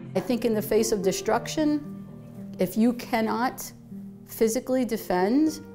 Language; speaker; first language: English; native; English